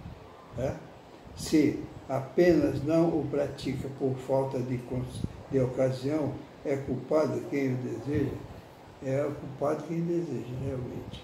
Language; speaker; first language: Portuguese; native; Portuguese